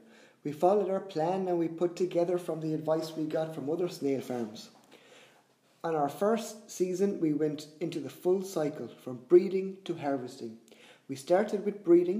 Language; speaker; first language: English; native; English